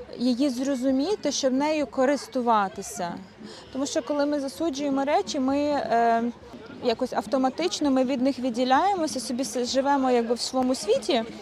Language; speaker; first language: Ukrainian; native; Ukrainian